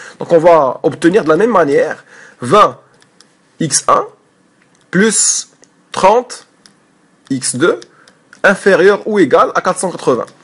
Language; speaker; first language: French; non-native, local second language; Arabic